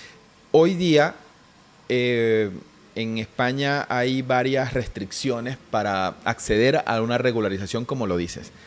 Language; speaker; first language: Spanish; native; Spanish